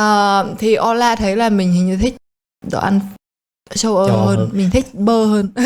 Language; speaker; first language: Vietnamese; early bilingual, heritage; Polish